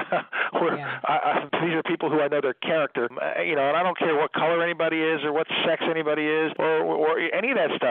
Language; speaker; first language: English; native; English